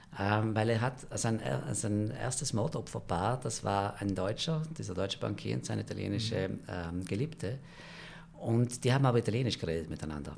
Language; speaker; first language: German; native; German